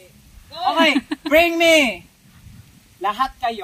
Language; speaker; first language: Filipino; non-native, local second language; Cebuano